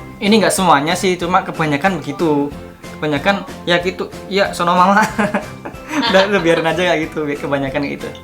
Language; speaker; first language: Indonesian; native; Indonesian